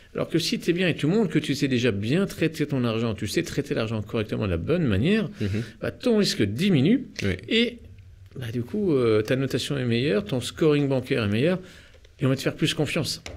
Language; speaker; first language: French; native; French